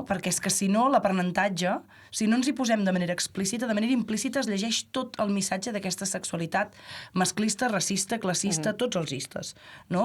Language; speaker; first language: Catalan; native; Catalan